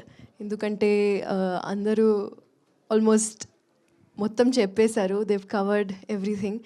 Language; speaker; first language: Telugu; non-native, local second language; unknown